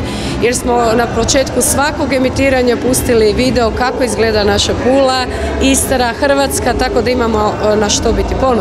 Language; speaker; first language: Croatian; native; Croatian